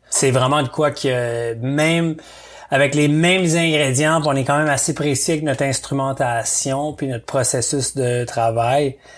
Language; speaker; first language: French; native; French